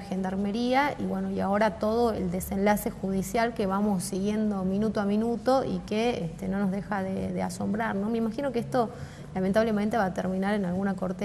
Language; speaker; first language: Spanish; native; Spanish